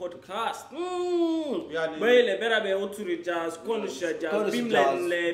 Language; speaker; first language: Turkish; non-native, learner; English